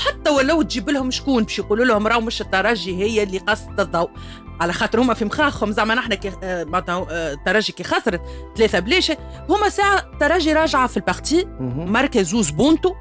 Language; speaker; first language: Arabic; native; Arabic